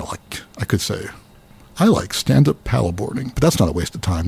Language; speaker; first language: English; native; English